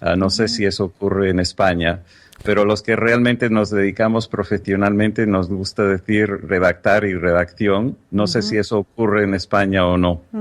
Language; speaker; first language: Spanish; non-native, fluent; English